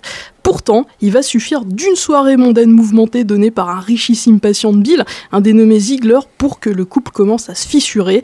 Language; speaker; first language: French; native; French